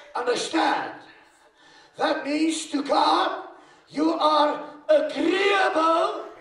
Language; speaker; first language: English; non-native, local second language; Afrikaans